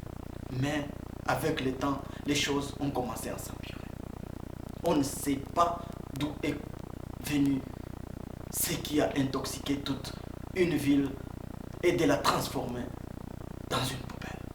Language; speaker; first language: French; non-native, local second language; Swahili